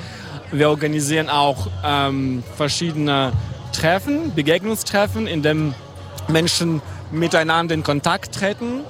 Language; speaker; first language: German; non-native, fluent; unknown